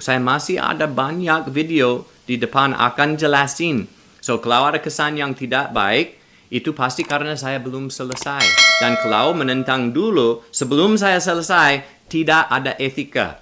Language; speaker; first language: Indonesian; non-native, learner; English